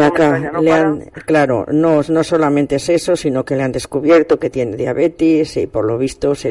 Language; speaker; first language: Spanish; native; Spanish